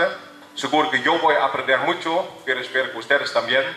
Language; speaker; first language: Spanish; non-native, fluent; Dutch